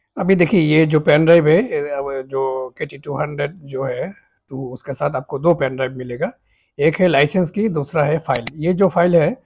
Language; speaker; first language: Hindi; non-native, fluent; Bangla